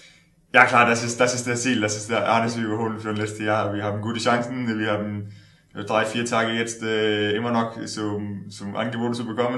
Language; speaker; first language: German; non-native, learner; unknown